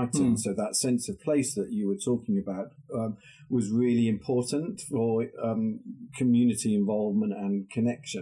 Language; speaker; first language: English; native; English